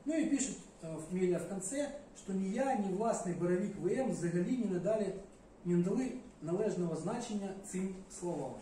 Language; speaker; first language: Ukrainian; non-native, local second language; Russian